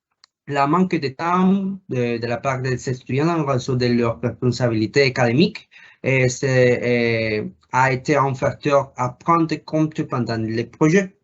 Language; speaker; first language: French; non-native, learner; Spanish